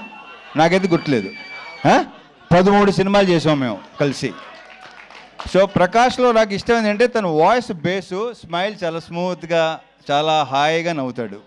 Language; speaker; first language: Telugu; native; Telugu